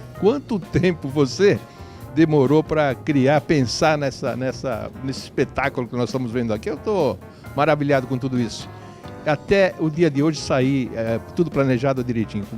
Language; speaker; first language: Portuguese; native; Portuguese